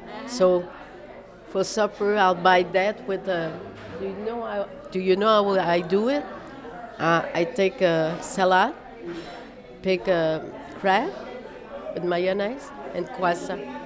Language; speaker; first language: English; non-native, fluent; French